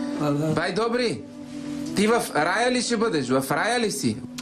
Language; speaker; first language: Bulgarian; native; Bulgarian